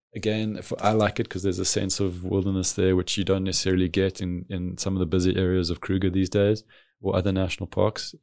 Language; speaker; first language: English; native; English